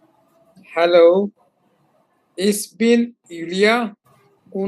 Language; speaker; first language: German; non-native, learner; Bangla